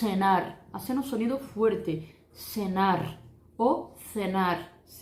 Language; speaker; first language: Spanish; non-native, fluent; Portuguese